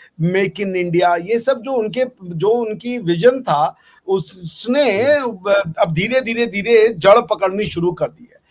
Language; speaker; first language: Hindi; native; Hindi